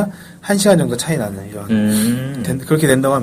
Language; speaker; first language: Korean; native; Korean